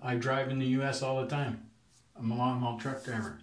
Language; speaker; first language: English; native; English